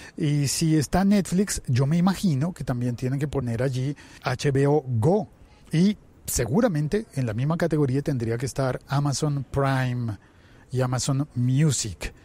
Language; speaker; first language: Spanish; native; Spanish